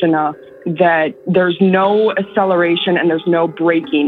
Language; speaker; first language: English; native; English